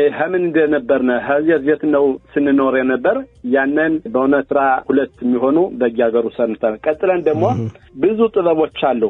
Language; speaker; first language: Amharic; early bilingual, heritage; Amharic